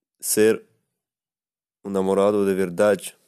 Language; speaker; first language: Portuguese; non-native, learner; Russian